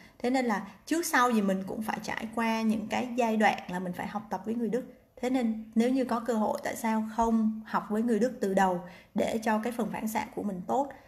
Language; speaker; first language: Vietnamese; native; Vietnamese